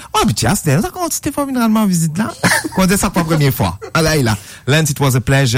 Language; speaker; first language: French; non-native, local second language; Morisyen